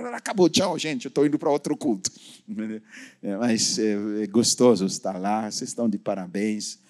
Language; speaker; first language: Portuguese; non-native, fluent; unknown